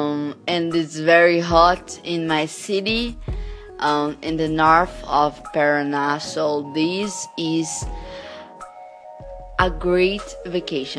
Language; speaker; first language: English; non-native, learner; Portuguese